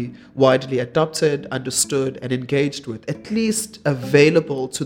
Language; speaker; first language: English; non-native, local second language; Zulu